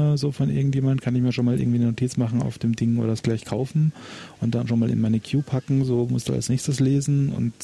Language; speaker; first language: German; native; German